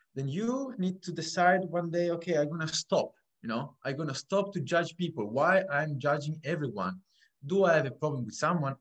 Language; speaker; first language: English; non-native, fluent; Italian